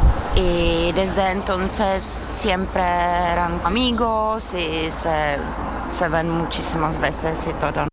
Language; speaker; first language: Spanish; non-native, learner; Czech